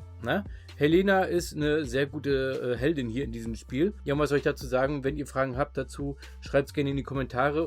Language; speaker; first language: German; native; German